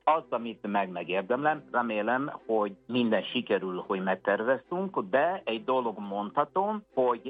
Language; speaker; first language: Hungarian; non-native, fluent; Italian